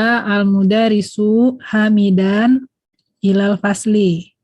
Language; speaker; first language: Arabic; non-native, learner; Indonesian